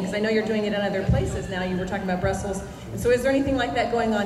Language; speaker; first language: English; native; English